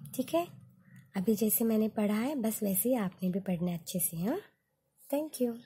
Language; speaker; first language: Hindi; non-native, local second language; Marathi